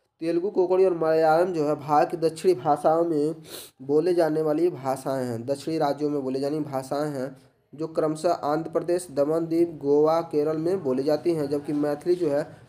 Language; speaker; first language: Hindi; native; Hindi